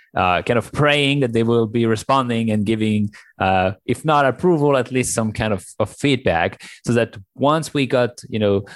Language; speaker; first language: English; non-native, fluent; French